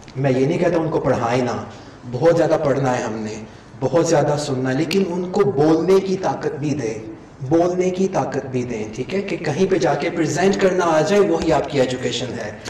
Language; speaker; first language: Urdu; non-native, local second language; Punjabi